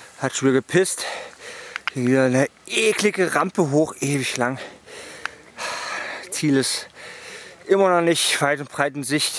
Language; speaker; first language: German; native; German